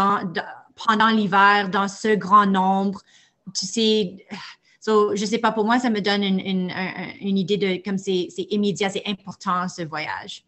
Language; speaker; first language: French; non-native, fluent; English